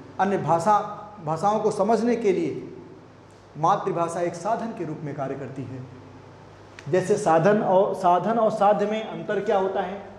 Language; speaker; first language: Hindi; native; Hindi